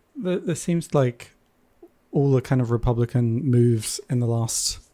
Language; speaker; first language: English; native; English